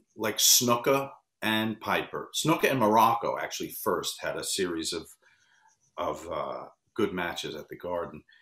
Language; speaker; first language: English; native; English